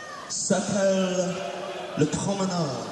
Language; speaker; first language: French; non-native, learner; English